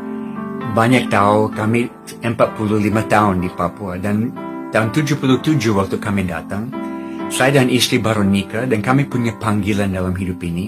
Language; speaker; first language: Indonesian; non-native, fluent; English